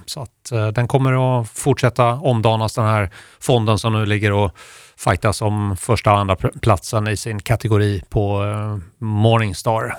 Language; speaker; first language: Swedish; native; Swedish